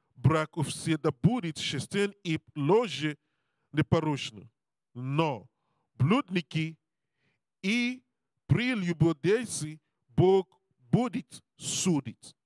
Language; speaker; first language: Russian; non-native, learner; English